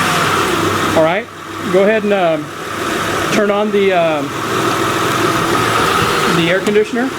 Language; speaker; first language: English; native; English